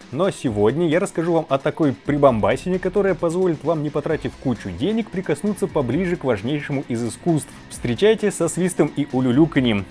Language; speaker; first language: Russian; native; Russian